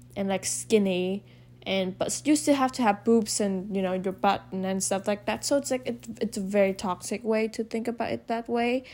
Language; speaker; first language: English; non-native, fluent; Vietnamese